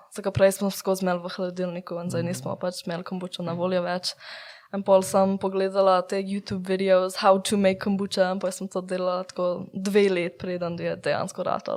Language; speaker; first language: Slovenian; early bilingual, heritage; Slovenian